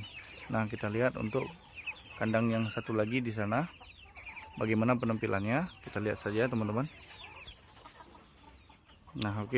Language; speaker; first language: Indonesian; native; Indonesian